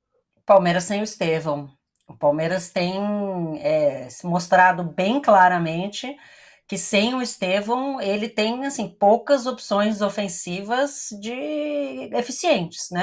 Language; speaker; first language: Portuguese; native; Portuguese